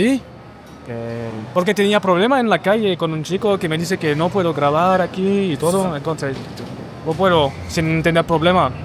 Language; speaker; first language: Spanish; non-native, learner; French